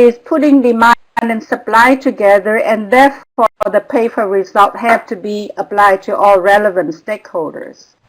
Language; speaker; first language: English; non-native, fluent; Vietnamese